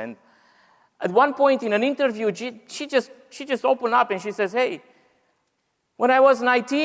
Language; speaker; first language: English; non-native, fluent; Romanian